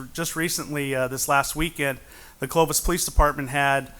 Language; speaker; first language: English; native; English